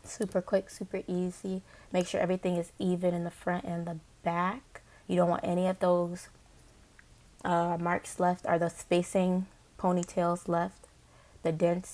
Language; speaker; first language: English; native; English